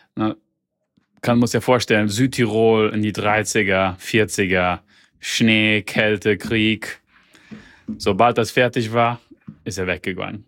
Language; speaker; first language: German; early bilingual, heritage; Italian